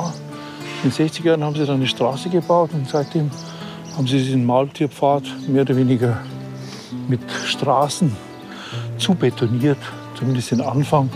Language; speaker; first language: German; native; German